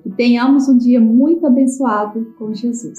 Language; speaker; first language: Portuguese; native; Portuguese